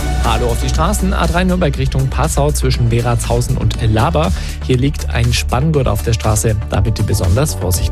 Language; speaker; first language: German; native; German